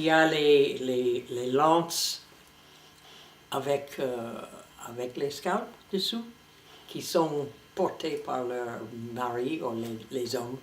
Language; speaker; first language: French; non-native, fluent; English